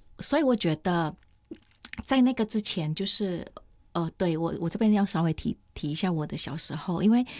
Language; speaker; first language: Chinese; early bilingual, heritage; Chinese